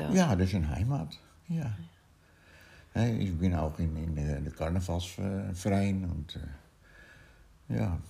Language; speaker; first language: German; non-native, learner; Dutch